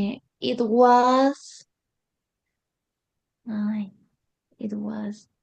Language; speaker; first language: English; non-native, learner; Spanish